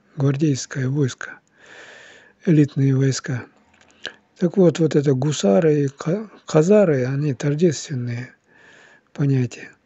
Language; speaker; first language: Russian; non-native, local second language; Kazakh